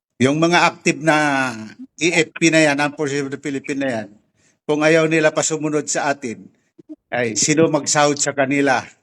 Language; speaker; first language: Filipino; non-native, local second language; Tausug